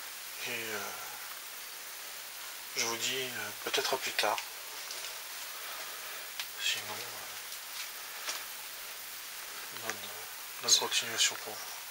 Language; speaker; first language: French; native; French